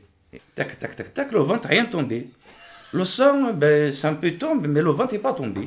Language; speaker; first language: French; non-native, local second language; Arabic